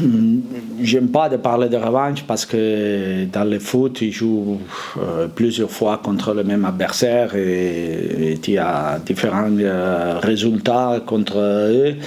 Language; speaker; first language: French; non-native, fluent; Spanish